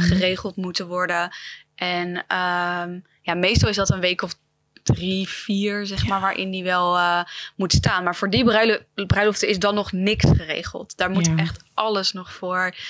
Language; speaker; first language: Dutch; native; Dutch